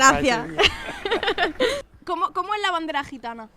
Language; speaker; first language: Spanish; native; Spanish